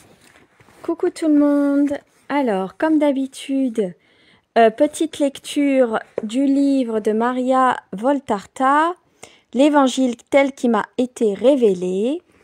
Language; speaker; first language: French; native; French